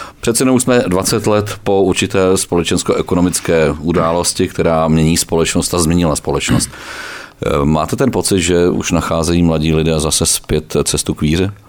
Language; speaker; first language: Czech; native; Czech